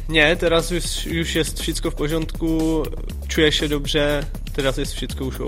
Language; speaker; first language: Polish; non-native, learner; Czech